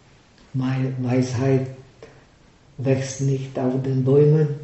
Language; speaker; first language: German; non-native, fluent; Czech